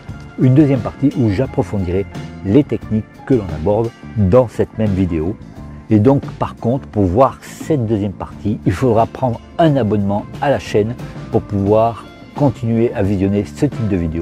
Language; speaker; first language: French; native; French